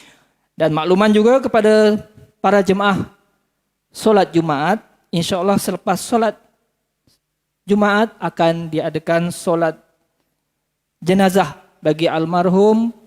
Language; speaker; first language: Malay; native; Malay